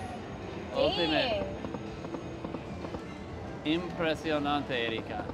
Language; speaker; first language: Spanish; non-native, learner; English